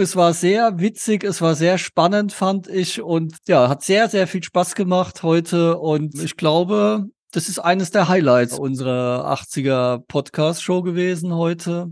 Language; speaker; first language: German; native; German